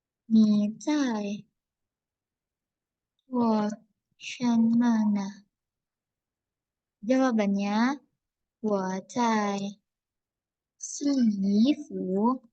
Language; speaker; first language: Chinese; non-native, fluent; Indonesian